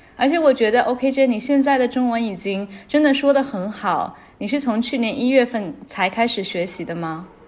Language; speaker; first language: Chinese; native; Chinese